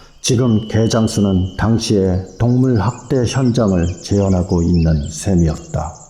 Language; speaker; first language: Korean; native; Korean